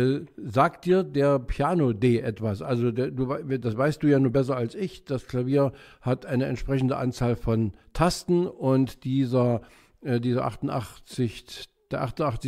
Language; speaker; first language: German; native; German